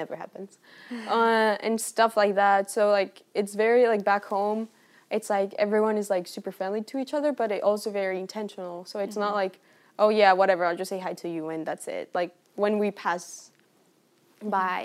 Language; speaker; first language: English; non-native, fluent; Spanish